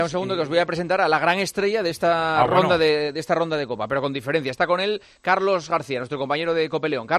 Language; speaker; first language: Spanish; native; Spanish